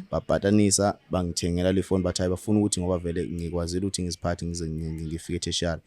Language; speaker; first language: Zulu; native; Zulu